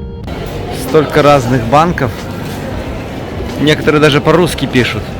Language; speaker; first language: Russian; native; Russian